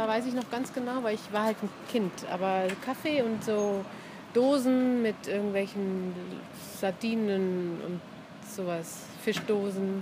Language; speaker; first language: German; native; German